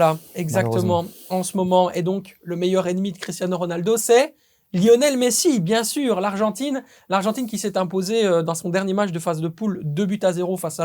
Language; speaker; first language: French; native; French